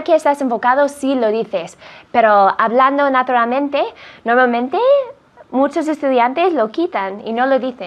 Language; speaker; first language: Spanish; non-native, fluent; English